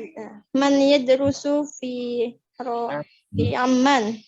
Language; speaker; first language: Arabic; non-native, learner; Indonesian